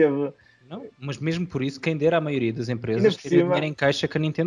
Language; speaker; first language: Portuguese; native; Portuguese